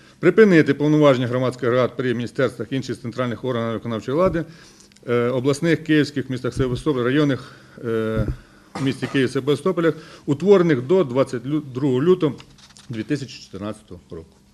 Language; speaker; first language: Ukrainian; native; Ukrainian